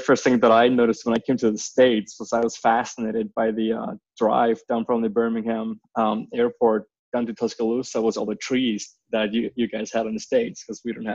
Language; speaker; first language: English; non-native, fluent; Icelandic